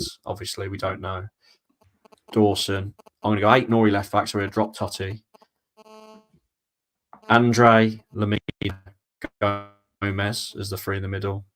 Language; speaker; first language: English; native; English